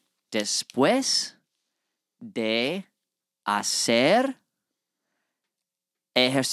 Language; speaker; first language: Spanish; non-native, learner; English